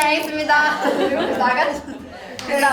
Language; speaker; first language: Korean; native; Korean